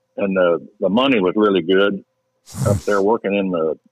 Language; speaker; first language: English; native; English